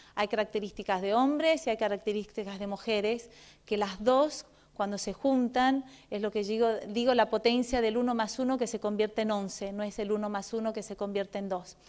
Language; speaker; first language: Spanish; non-native, fluent; Portuguese